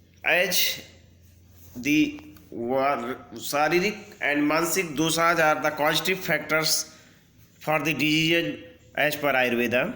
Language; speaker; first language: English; non-native, local second language; Hindi